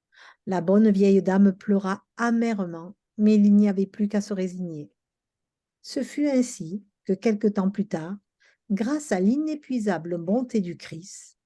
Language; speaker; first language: French; native; French